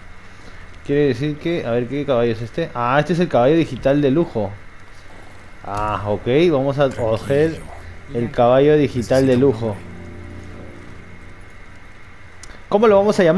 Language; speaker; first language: Spanish; native; Spanish